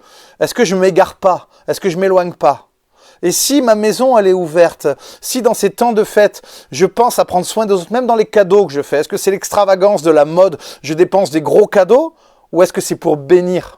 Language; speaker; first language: French; native; French